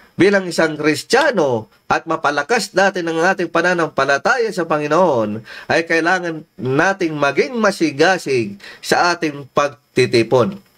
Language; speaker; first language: Filipino; non-native, local second language; Iloko